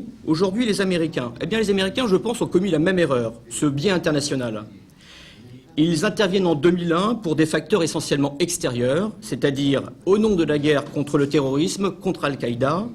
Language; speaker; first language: French; native; French